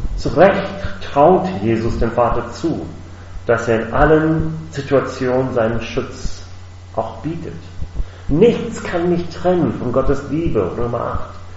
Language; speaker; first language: German; non-native, fluent; English